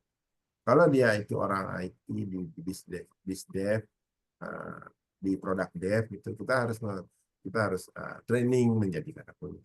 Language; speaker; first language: Indonesian; native; Indonesian